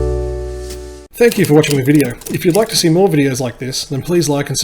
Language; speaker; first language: English; native; English